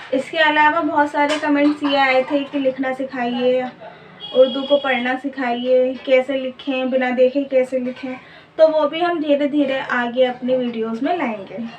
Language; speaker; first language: Urdu; native; Urdu